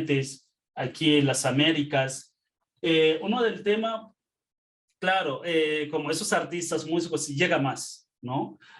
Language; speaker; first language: Spanish; non-native, fluent; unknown